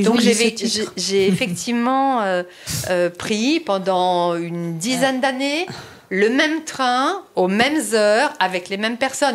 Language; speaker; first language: French; native; French